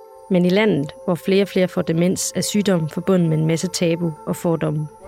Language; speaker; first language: Danish; native; Danish